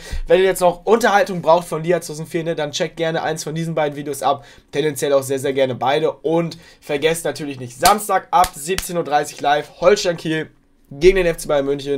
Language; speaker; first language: German; native; German